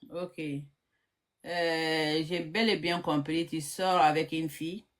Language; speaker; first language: French; non-native, local second language; Bambara